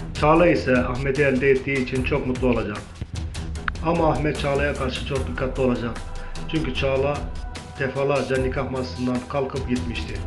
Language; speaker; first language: Turkish; native; Turkish